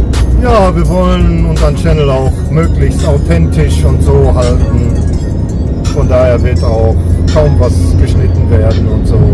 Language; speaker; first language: German; native; German